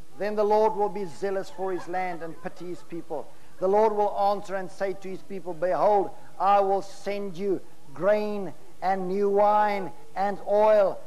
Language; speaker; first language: English; non-native, local second language; Afrikaans